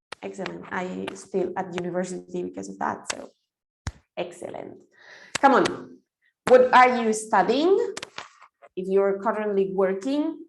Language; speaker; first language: English; non-native, fluent; Spanish